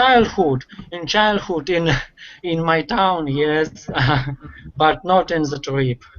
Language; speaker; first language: English; non-native, learner; Russian